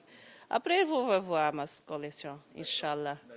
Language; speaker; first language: French; non-native, learner; Portuguese